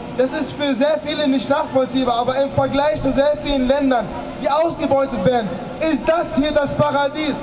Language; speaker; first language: German; early bilingual, other home language; Arabic